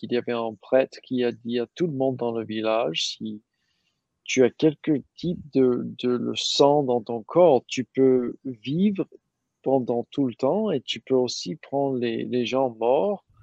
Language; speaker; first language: French; non-native, learner; English